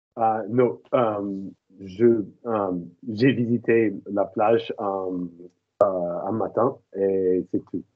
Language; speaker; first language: French; non-native, learner; English